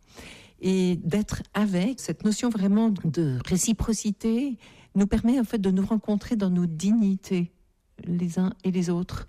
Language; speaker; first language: French; native; French